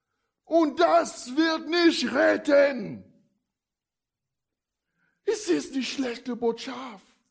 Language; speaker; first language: German; non-native, fluent; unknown